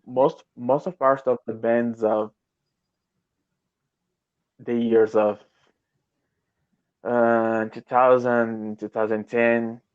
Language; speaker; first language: English; non-native, learner; Portuguese